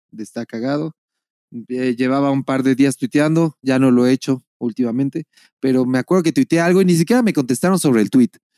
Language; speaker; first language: Spanish; native; Spanish